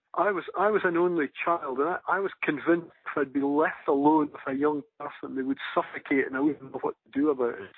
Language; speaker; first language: English; native; English